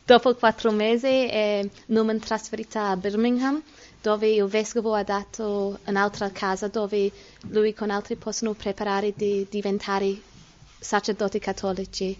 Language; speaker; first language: Italian; non-native, learner; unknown